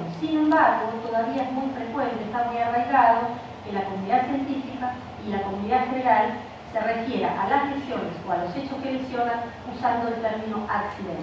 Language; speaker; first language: Spanish; native; Spanish